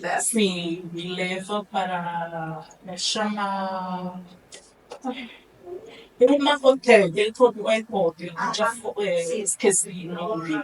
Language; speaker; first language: Portuguese; non-native, learner; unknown